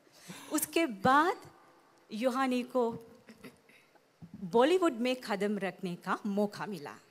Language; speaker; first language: Hindi; non-native, fluent; Sinhala